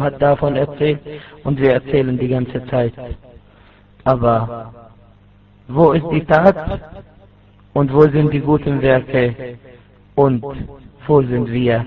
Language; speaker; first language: German; non-native, fluent; Arabic